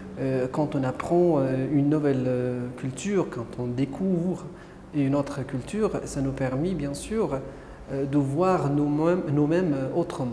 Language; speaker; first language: French; non-native, fluent; Arabic